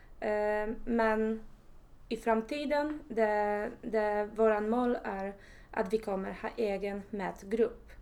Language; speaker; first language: Swedish; non-native, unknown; Polish